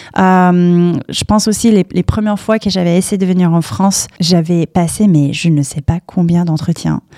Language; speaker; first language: French; non-native, fluent; English